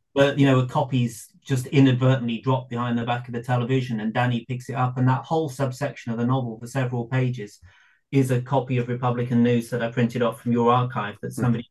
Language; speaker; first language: English; native; English